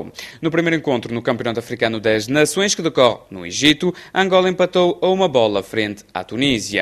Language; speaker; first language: Portuguese; native; Portuguese